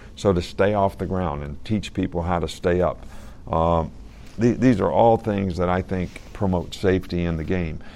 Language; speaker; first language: English; native; English